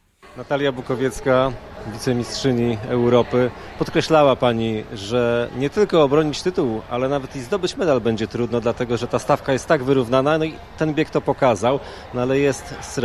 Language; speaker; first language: Polish; native; Polish